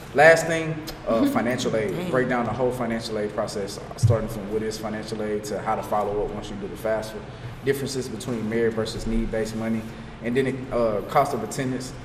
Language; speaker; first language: English; native; English